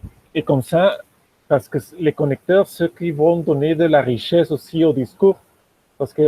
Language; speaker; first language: French; non-native, fluent; Spanish